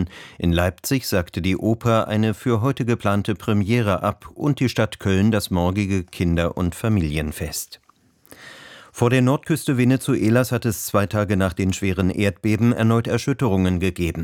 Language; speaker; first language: German; native; German